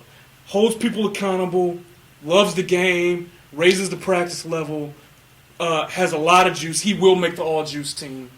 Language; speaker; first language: English; native; English